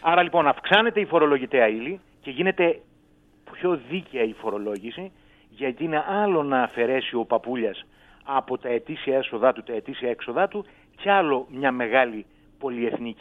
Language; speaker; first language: Greek; native; Greek